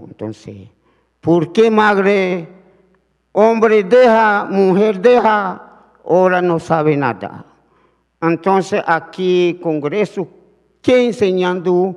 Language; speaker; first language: Spanish; non-native, learner; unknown